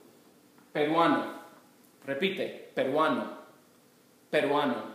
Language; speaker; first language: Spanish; non-native, fluent; English